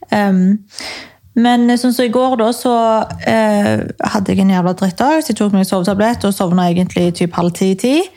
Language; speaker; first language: Norwegian; early bilingual, other home language; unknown